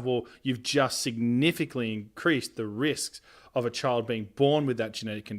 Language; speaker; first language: English; native; English